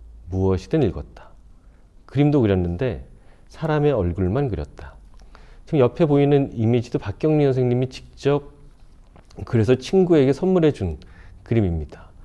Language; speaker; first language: Korean; native; Korean